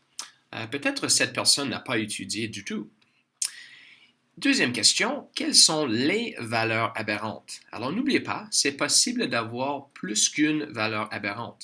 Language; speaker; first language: French; non-native, local second language; English